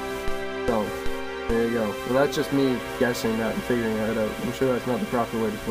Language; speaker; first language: English; native; English